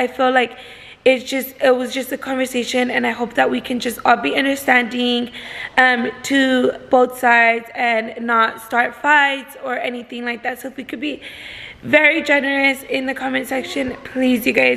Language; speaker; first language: English; early bilingual, other home language; Spanish